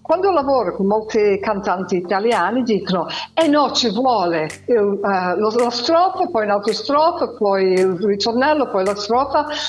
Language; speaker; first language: Italian; non-native, fluent; English